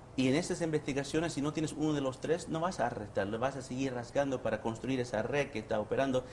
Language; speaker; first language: Spanish; early bilingual, heritage; Spanish